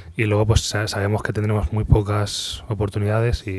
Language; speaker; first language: Spanish; native; Spanish